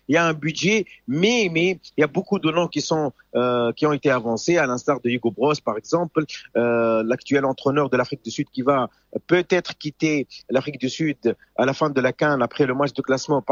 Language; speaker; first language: French; non-native, local second language; Arabic